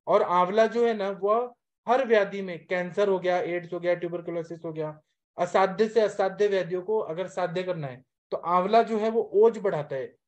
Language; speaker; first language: Hindi; native; Hindi